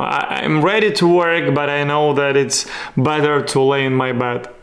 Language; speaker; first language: English; non-native, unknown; Ukrainian